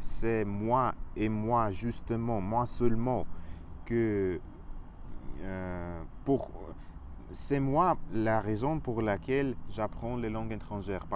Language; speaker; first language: French; non-native, learner; Russian